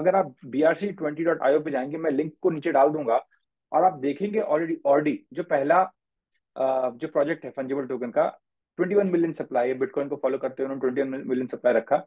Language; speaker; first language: Hindi; native; Hindi